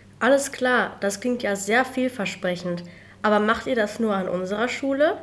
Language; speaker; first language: German; native; German